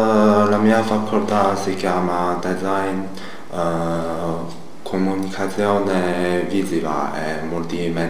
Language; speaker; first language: Italian; non-native, learner; Chinese